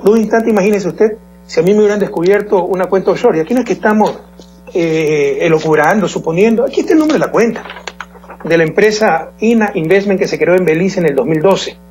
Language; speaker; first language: Spanish; native; Spanish